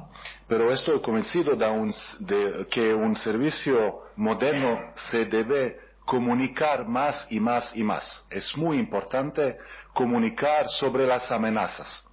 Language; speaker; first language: Spanish; non-native, learner; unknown